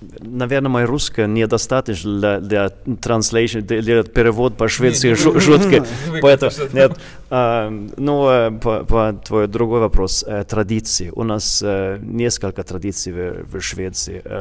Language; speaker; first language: Russian; non-native, learner; Swedish